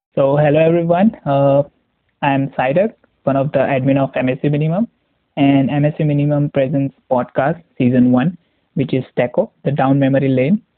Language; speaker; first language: English; non-native, local second language; Gujarati